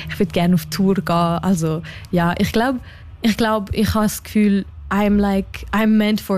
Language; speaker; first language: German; non-native, local second language; French